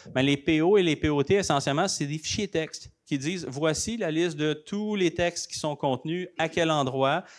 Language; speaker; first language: French; native; French